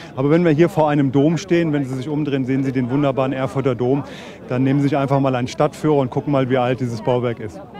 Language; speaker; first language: German; native; German